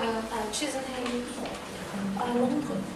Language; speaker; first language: French; non-native, fluent; German